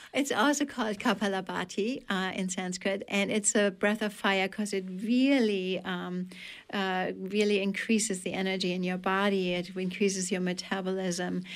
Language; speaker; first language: English; non-native, fluent; German